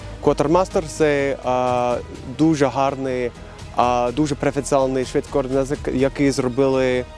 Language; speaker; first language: Ukrainian; non-native, learner; Swedish